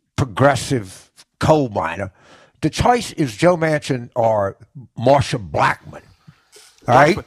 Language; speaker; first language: English; native; English